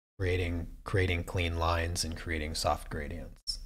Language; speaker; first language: English; native; English